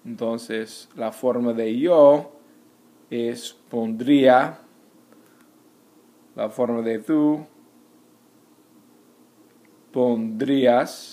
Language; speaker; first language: Spanish; non-native, fluent; English